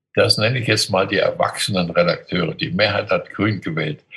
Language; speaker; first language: German; native; German